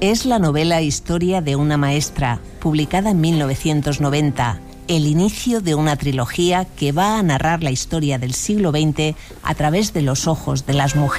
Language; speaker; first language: Spanish; native; Spanish